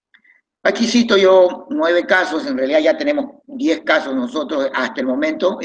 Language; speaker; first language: Spanish; native; Spanish